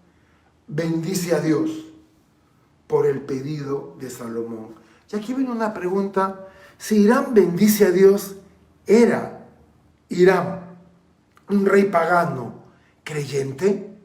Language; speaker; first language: Spanish; native; Spanish